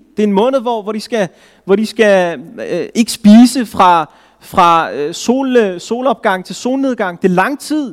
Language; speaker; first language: Danish; early bilingual, other home language; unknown